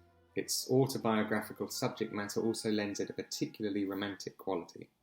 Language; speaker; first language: English; native; English